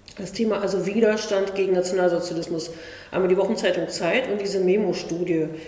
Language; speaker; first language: German; native; German